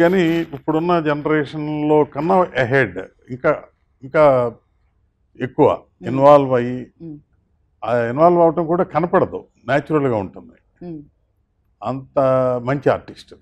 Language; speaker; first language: Telugu; native; Telugu